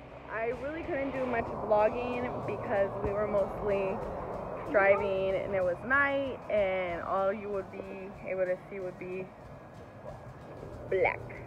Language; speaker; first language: English; early bilingual, other home language; Spanish